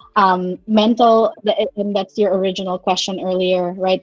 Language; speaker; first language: English; non-native, local second language; Cebuano